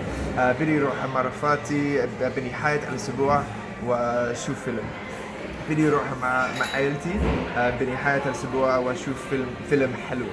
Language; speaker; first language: Arabic; non-native, learner; English